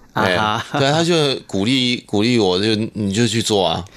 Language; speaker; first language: Chinese; non-native, local second language; Hakka Chinese